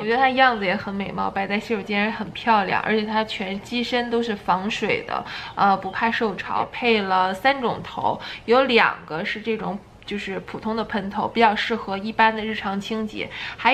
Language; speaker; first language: Chinese; native; Chinese